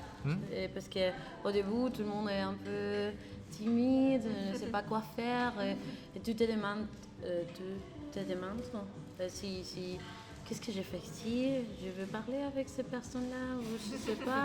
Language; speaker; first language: French; non-native, learner; Spanish